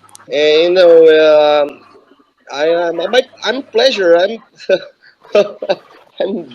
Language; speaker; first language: English; non-native, learner; Portuguese